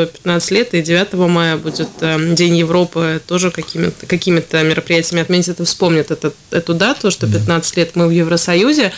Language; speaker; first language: Russian; native; Russian